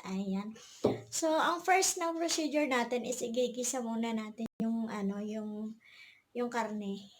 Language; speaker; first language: Filipino; non-native, local second language; Bikol